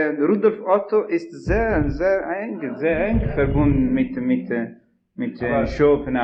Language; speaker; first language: German; non-native, fluent; Italian